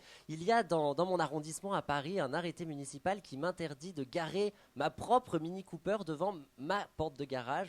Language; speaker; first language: French; native; French